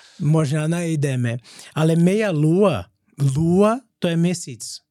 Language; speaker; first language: Czech; non-native, learner; Portuguese